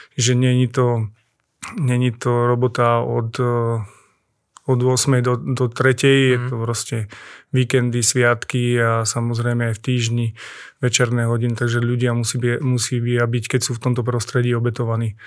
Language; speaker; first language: Slovak; native; Slovak